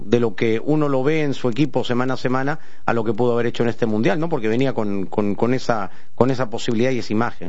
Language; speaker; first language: Spanish; native; Spanish